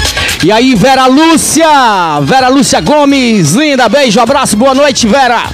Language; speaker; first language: Portuguese; native; Portuguese